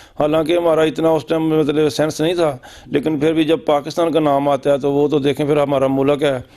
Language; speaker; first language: Urdu; non-native, local second language; Punjabi